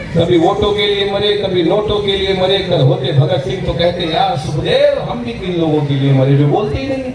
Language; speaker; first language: Hindi; non-native, local second language; Marathi